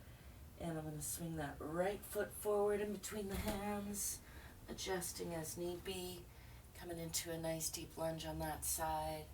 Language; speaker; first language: English; native; English